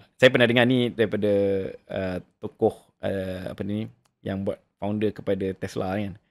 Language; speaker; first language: Malay; native; Malay